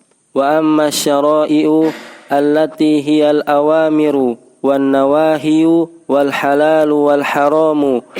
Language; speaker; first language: Arabic; non-native, learner; Indonesian